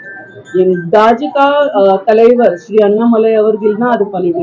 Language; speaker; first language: Tamil; non-native, fluent; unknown